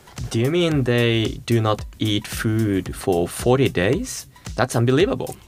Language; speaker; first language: English; non-native, fluent; Japanese